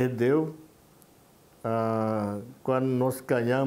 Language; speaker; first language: Portuguese; non-native, local second language; Yanomámi